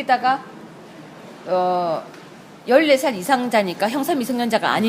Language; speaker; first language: Korean; native; Korean